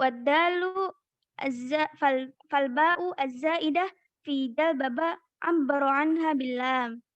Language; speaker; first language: Arabic; non-native, learner; Indonesian